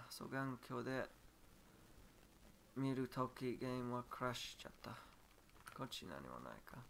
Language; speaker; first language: Japanese; non-native, learner; English